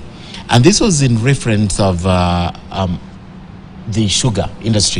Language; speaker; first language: English; non-native, local second language; Swahili